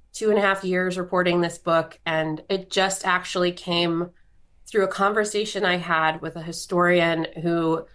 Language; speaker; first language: English; native; English